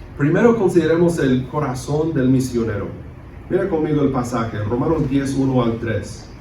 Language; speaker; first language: Spanish; early bilingual, other home language; English